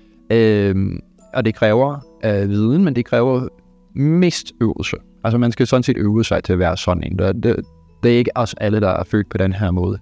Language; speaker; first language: Danish; non-native, fluent; English